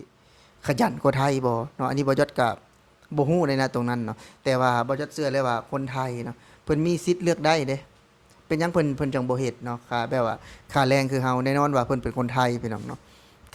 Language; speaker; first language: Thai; non-native, local second language; Lao